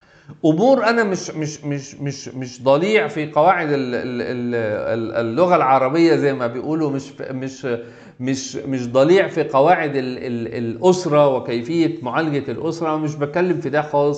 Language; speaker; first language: Arabic; native; Arabic